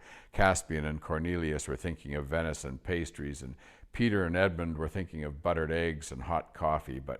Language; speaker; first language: English; native; English